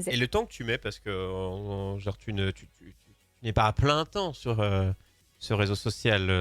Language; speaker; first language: French; native; French